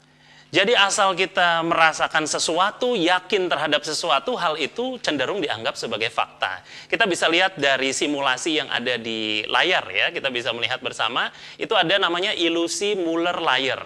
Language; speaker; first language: Indonesian; native; Indonesian